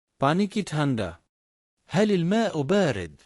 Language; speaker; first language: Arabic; non-native, fluent; Bangla